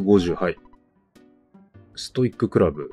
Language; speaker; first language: Japanese; native; Japanese